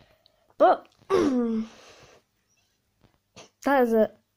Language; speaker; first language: English; native; English